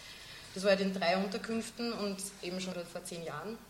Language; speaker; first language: German; native; German